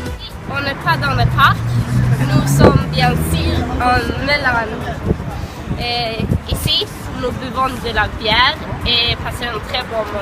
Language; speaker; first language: French; non-native, learner; Swedish